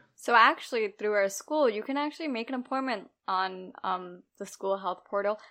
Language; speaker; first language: English; early bilingual, other home language; Urdu